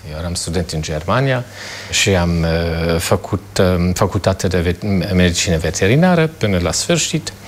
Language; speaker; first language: Romanian; non-native, fluent; German